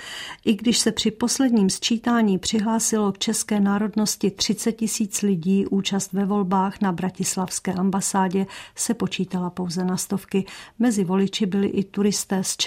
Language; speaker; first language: Czech; native; Czech